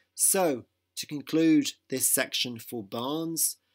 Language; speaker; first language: English; native; English